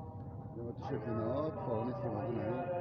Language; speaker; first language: Arabic; native; Arabic